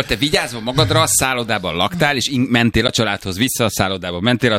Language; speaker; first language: Hungarian; native; Hungarian